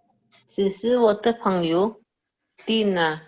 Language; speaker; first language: Chinese; non-native, learner; Indonesian